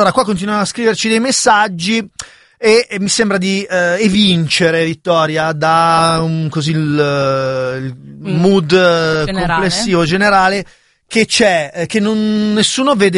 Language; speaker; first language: Italian; native; Italian